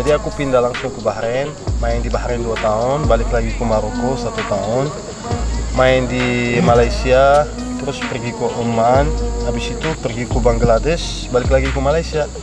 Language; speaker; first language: Indonesian; non-native, fluent; Arabic